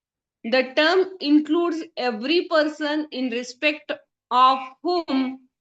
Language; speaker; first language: English; non-native, local second language; Hindi